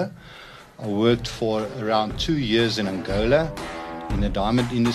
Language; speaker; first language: English; non-native, local second language; Afrikaans